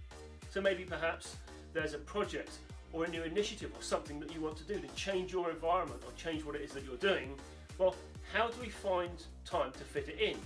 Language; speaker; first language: English; native; English